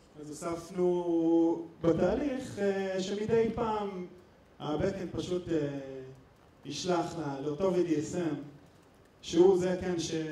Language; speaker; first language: Hebrew; native; Hebrew